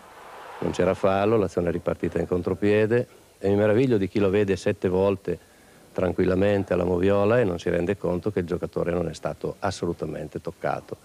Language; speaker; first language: Italian; native; Italian